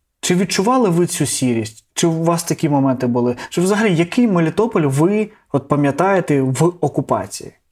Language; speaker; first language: Ukrainian; non-native, local second language; Russian